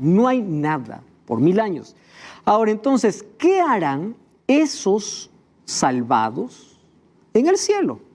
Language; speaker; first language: Spanish; native; Spanish